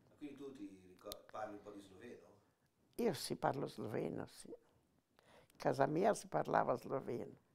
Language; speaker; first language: Italian; non-native, local second language; Slovenian